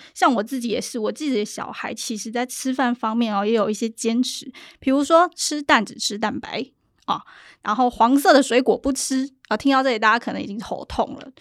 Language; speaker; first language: Chinese; native; Chinese